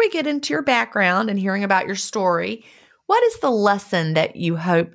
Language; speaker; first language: English; native; English